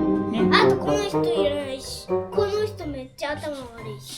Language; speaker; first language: Japanese; early bilingual, other home language; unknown